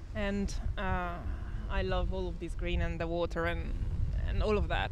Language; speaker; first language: English; non-native, fluent; Italian